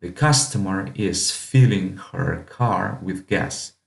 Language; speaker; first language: English; non-native, fluent; Russian